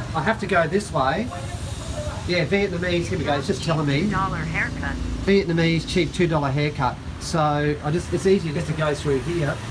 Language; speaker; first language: English; native; English